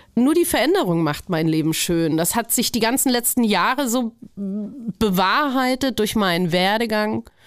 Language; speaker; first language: German; native; German